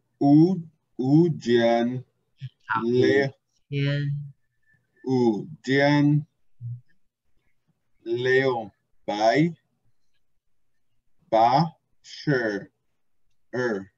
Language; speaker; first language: Chinese; non-native, learner; Spanish